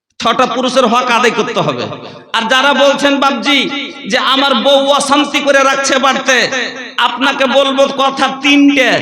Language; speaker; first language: Bangla; non-native, local second language; Bhojpuri